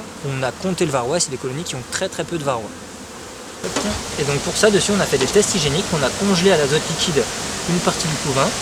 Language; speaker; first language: French; native; French